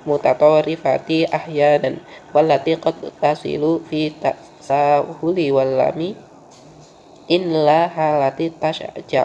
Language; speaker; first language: Arabic; non-native, learner; Indonesian